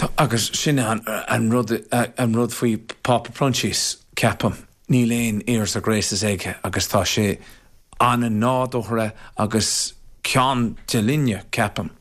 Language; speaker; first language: Irish; non-native, local second language; English